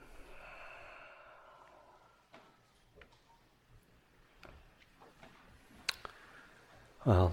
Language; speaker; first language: English; native; English